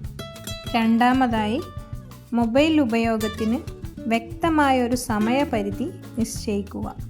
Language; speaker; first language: Malayalam; native; Malayalam